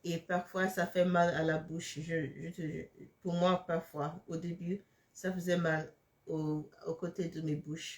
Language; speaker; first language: French; non-native, fluent; English